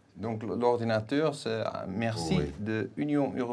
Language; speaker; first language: French; non-native, fluent; Dutch